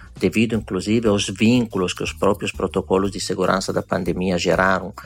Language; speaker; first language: Portuguese; non-native, fluent; Italian